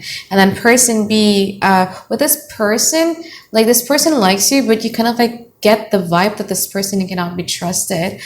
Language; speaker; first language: English; non-native, fluent; Indonesian